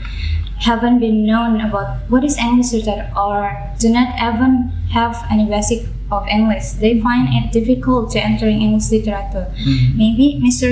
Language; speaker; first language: English; non-native, learner; Indonesian